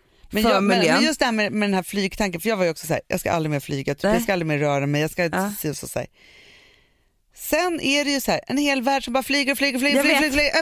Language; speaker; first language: Swedish; native; Swedish